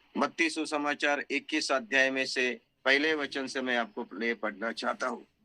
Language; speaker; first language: Hindi; non-native, local second language; Marathi